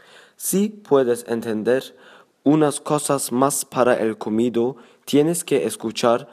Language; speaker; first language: Spanish; non-native, learner; German